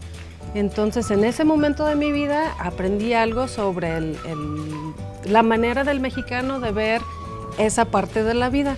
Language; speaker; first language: Spanish; non-native, fluent; English